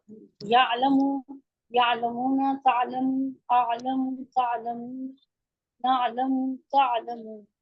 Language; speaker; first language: Arabic; non-native, learner; Urdu